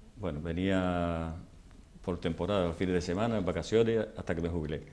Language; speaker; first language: Spanish; native; Spanish